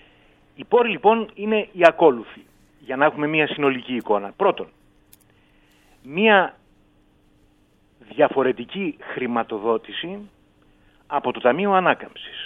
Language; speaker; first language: Greek; native; Greek